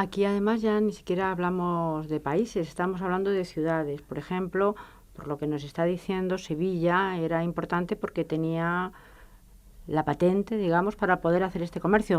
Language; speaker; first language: Spanish; native; Spanish